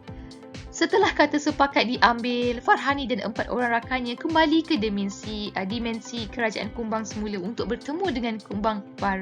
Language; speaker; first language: Malay; native; Malay